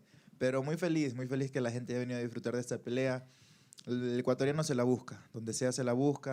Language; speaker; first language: Spanish; native; Spanish